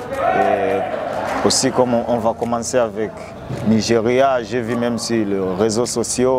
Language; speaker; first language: French; non-native, local second language; Rundi